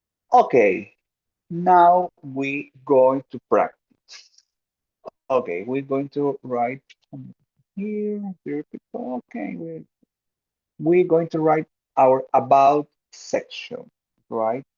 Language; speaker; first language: English; non-native, fluent; Spanish